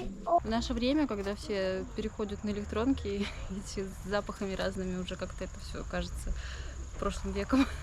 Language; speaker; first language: Russian; native; Russian